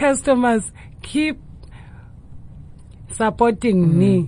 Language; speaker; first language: English; non-native, local second language; Xhosa